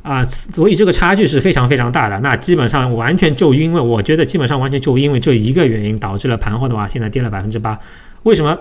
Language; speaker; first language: Chinese; native; Chinese